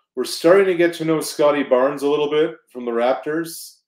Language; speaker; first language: English; native; English